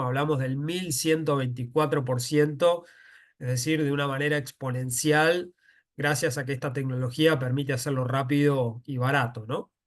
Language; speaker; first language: Spanish; native; Spanish